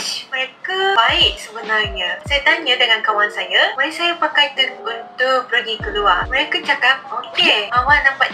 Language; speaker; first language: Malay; non-native, fluent; Japanese